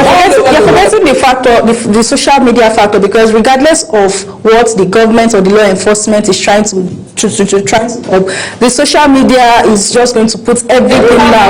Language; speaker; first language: English; non-native, local second language; Yoruba